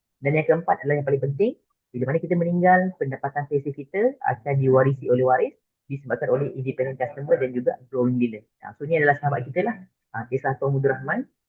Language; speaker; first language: Malay; native; Malay